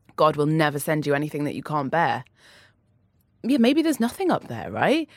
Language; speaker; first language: English; native; English